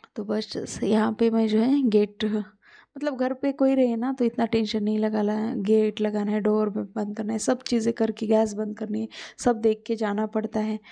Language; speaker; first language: Hindi; non-native, local second language; Marathi